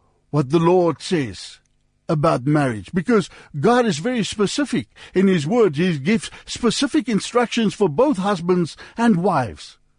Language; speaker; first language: English; non-native, local second language; Afrikaans